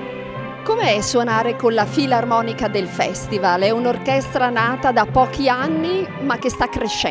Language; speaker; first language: Italian; native; Italian